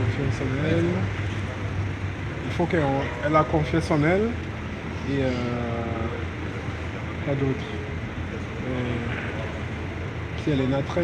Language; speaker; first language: French; non-native, fluent; English